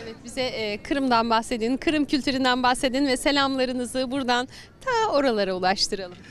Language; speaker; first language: Turkish; native; Turkish